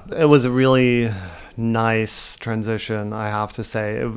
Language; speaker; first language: English; non-native, fluent; German